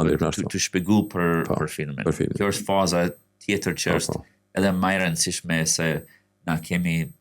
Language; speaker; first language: Albanian; non-native, fluent; English